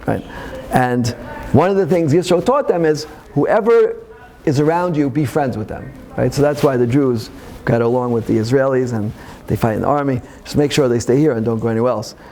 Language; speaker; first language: English; native; English